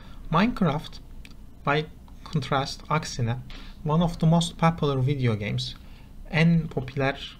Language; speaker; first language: English; non-native, fluent; Turkish